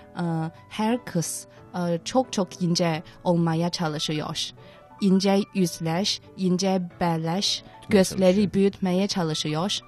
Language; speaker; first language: Turkish; non-native, fluent; Chinese